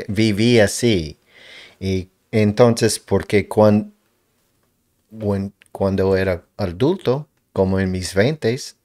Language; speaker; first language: Spanish; non-native, learner; English